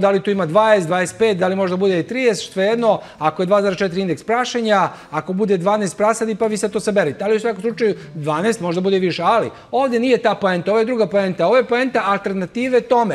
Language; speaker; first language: Serbian; native; Serbian